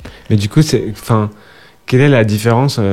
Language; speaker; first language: French; native; French